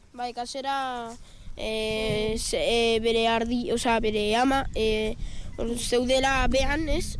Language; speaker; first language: Basque; non-native, local second language; Spanish